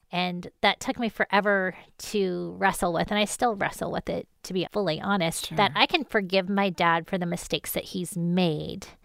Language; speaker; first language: English; native; English